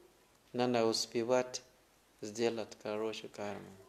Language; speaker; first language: Russian; non-native, learner; Thai